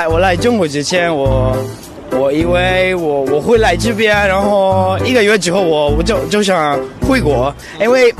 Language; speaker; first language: Chinese; non-native, fluent; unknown